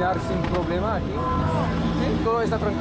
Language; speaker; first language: Spanish; non-native, learner; French